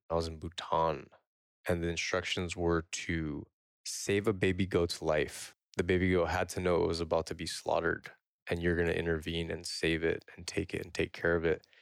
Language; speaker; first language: English; native; English